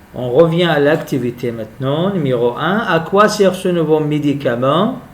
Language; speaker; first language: French; non-native, local second language; Arabic